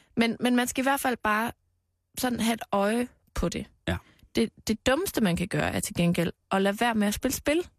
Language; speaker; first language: Danish; native; Danish